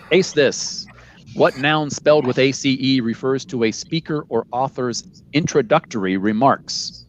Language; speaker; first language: English; native; English